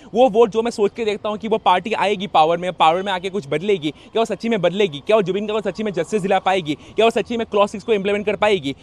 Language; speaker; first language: Hindi; non-native, local second language; Assamese